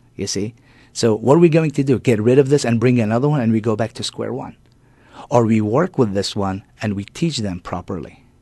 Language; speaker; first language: English; non-native, fluent; Arabic